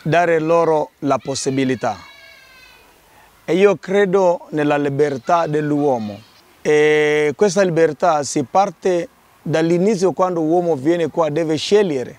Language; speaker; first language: Italian; non-native, fluent; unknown